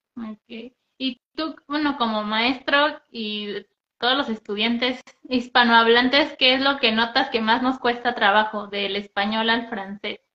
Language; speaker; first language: Spanish; native; Spanish